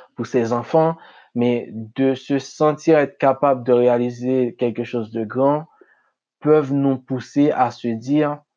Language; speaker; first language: French; non-native, local second language; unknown